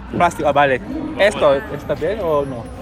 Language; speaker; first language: Spanish; non-native, learner; Filipino